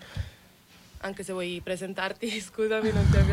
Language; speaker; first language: Italian; non-native, fluent; Spanish